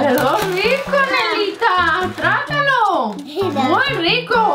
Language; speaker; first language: Spanish; native; Spanish